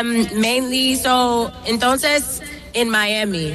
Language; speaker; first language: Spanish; non-native, learner; English